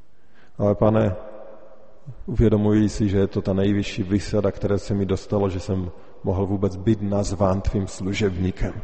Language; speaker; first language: Czech; native; Czech